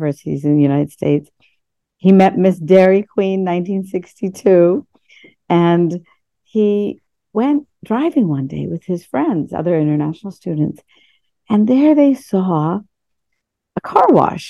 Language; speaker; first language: English; early bilingual, other home language; Urdu